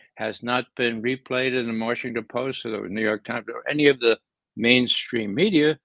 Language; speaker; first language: English; native; English